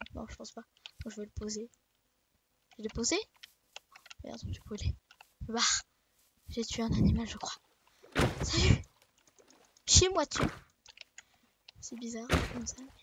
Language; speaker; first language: French; native; French